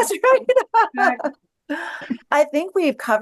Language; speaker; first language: English; native; English